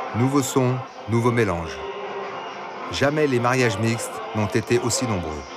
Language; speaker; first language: French; native; French